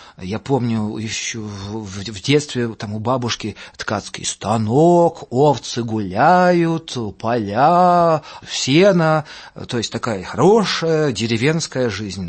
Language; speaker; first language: Russian; non-native, local second language; Latvian